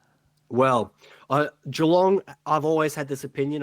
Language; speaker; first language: English; native; English